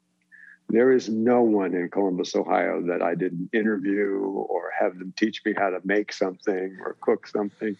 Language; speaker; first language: English; native; English